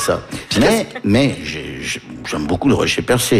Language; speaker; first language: French; early bilingual, heritage; French